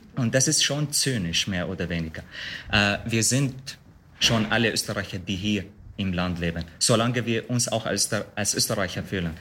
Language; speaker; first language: German; non-native, fluent; Arabic